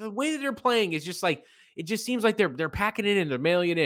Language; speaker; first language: English; native; English